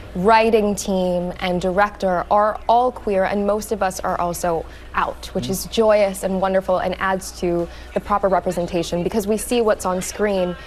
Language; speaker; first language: English; native; English